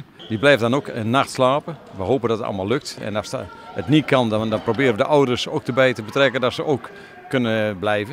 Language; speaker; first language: Dutch; native; Dutch